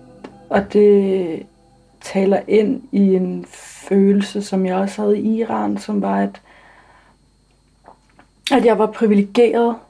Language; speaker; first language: Danish; early bilingual, other home language; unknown